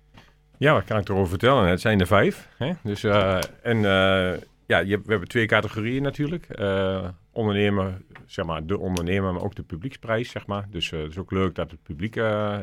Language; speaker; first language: Dutch; native; Dutch